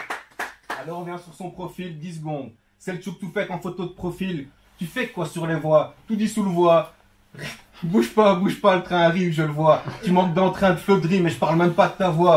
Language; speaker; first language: French; early bilingual, other home language; Turkish